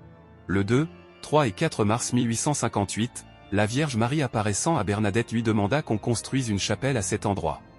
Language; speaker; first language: French; native; French